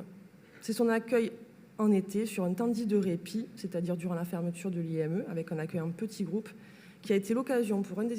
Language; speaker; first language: French; native; French